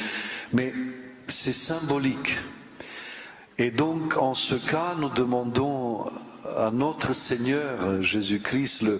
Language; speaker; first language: French; non-native, fluent; Romanian